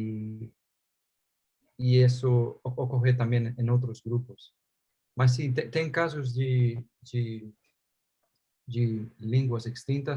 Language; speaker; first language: Portuguese; non-native, fluent; Spanish